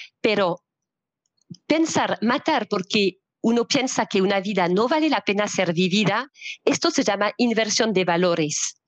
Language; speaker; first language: Spanish; non-native, fluent; French